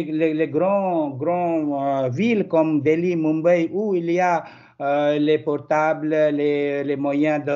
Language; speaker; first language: French; non-native, learner; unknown